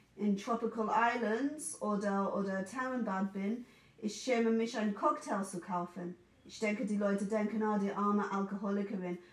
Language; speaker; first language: German; non-native, fluent; English